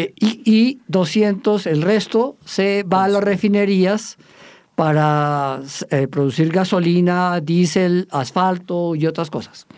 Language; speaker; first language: Spanish; native; Spanish